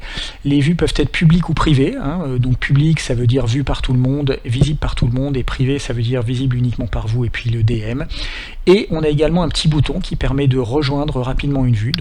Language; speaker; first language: French; native; French